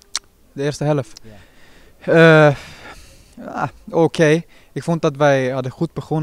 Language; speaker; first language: Dutch; non-native, fluent; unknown